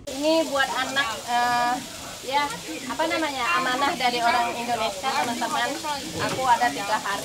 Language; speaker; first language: Chinese; non-native, learner; Indonesian